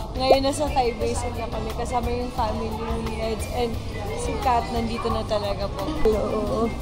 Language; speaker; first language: Filipino; non-native, local second language; Cebuano